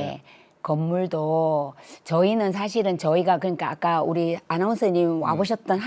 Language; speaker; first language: Korean; native; Korean